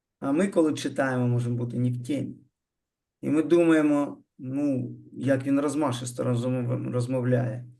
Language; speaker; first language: Ukrainian; non-native, local second language; Russian